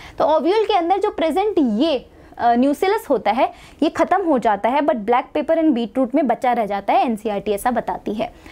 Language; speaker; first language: Hindi; native; Hindi